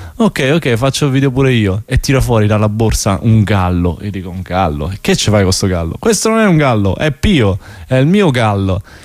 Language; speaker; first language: Italian; native; Italian